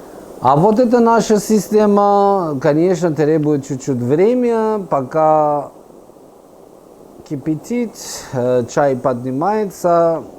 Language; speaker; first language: Russian; non-native, fluent; Persian